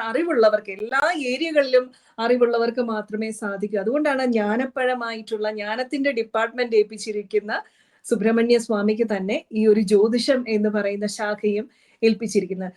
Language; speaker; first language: Malayalam; native; Malayalam